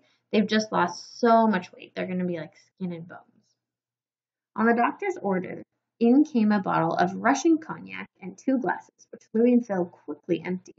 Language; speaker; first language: English; native; English